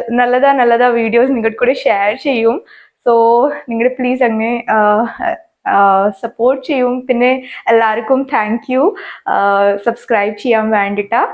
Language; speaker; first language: Malayalam; non-native, learner; Hindi